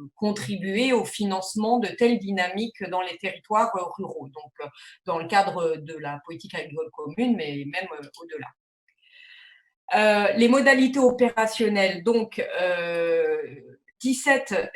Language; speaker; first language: French; native; French